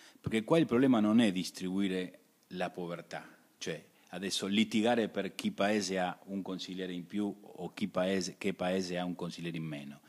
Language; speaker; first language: Italian; early bilingual, heritage; Spanish